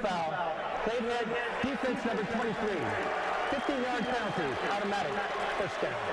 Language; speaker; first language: English; native; English